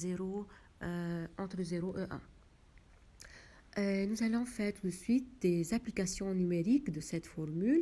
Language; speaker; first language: French; non-native, local second language; Arabic